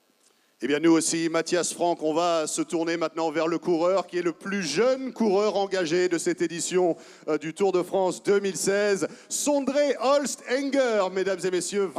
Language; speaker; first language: French; native; French